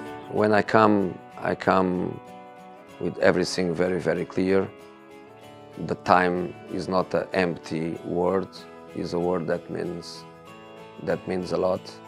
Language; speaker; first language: English; non-native, fluent; Portuguese